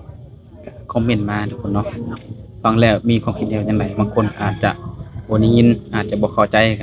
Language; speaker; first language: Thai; non-native, local second language; Northeastern Thai